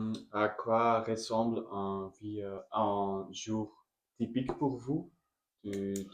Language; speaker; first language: French; non-native, learner; Spanish